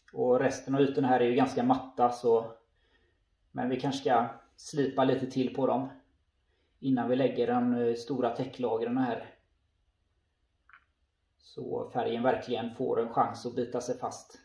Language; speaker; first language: Swedish; native; Swedish